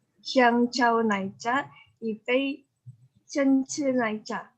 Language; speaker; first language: Chinese; non-native, learner; Indonesian